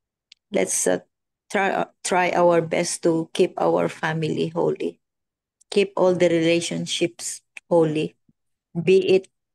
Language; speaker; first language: English; non-native, local second language; Filipino